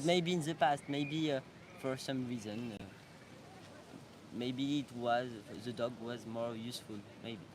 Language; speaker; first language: English; non-native, learner; French